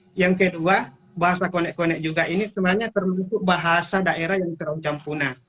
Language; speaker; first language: Indonesian; non-native, local second language; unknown